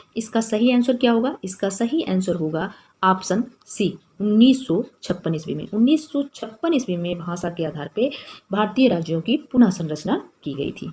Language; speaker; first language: Hindi; native; Hindi